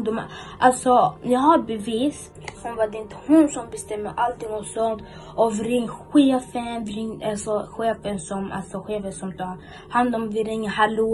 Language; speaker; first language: Swedish; early bilingual, other home language; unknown